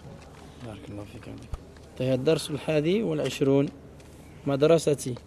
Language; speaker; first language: Arabic; non-native, fluent; French